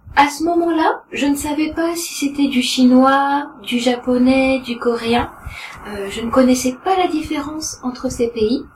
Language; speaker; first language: French; native; French